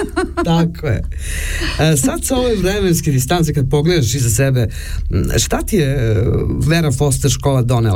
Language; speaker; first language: Serbian; native; Serbian